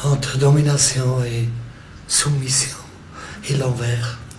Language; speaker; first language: French; non-native, local second language; German